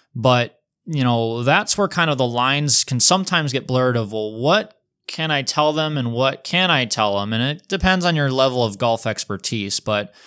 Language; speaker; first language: English; native; English